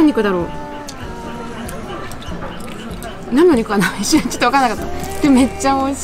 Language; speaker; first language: Japanese; native; Japanese